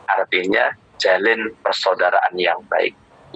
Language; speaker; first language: Indonesian; native; Indonesian